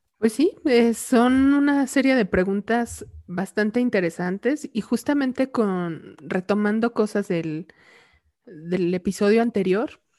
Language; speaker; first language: Spanish; native; Spanish